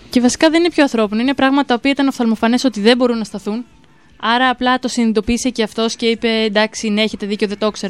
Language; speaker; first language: Greek; native; Greek